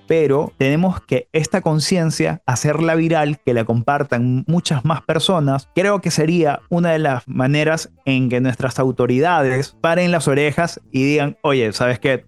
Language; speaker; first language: Spanish; native; Spanish